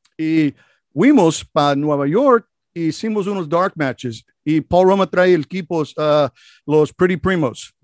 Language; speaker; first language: Spanish; non-native, learner; English